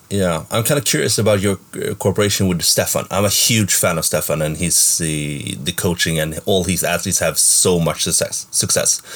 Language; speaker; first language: English; non-native, fluent; Swedish